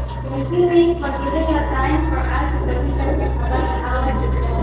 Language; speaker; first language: English; non-native, learner; Indonesian